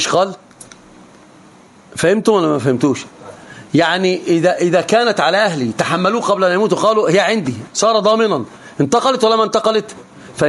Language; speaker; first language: Arabic; native; Arabic